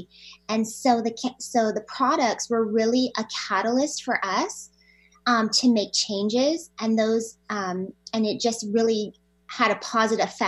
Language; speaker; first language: English; native; English